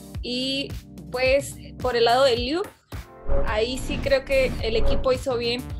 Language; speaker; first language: Spanish; native; Spanish